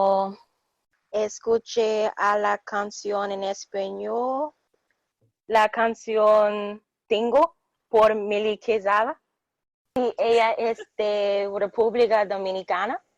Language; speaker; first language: Spanish; non-native, learner; English